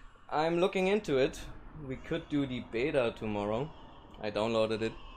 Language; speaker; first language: English; non-native, fluent; German